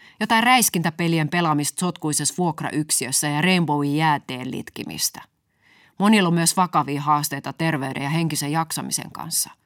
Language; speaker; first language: Finnish; native; Finnish